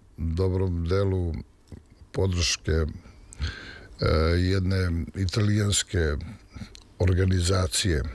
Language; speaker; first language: Serbian; native; Serbian